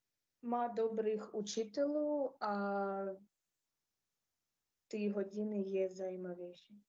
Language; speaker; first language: Czech; non-native, learner; Ukrainian